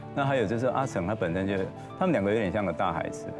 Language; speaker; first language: Chinese; native; Chinese